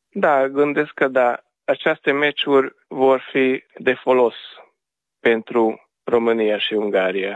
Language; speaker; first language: Romanian; non-native, local second language; Hungarian